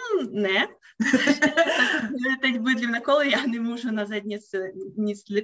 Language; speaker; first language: Czech; non-native, fluent; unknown